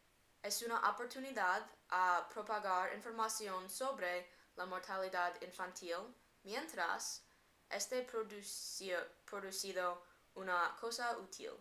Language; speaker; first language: Spanish; non-native, learner; English